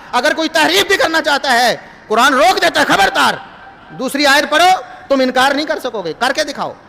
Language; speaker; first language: Urdu; non-native, local second language; Punjabi